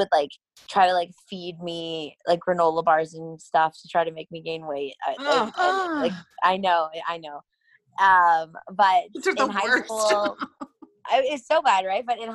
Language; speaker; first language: English; native; English